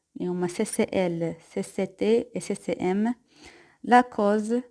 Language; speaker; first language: French; non-native, local second language; Arabic